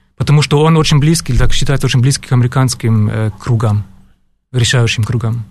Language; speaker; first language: Russian; non-native, fluent; German